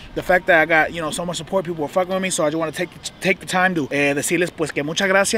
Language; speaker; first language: English; early bilingual, other home language; Spanish